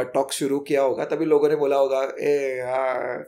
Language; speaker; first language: Hindi; non-native, local second language; Marathi